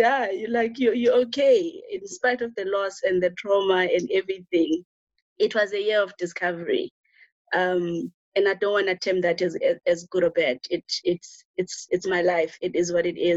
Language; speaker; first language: English; non-native, local second language; Xhosa